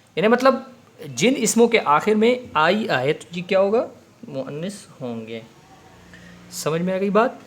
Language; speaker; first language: Urdu; non-native, local second language; Pashto